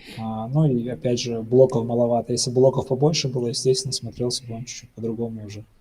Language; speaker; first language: Russian; non-native, local second language; Ingush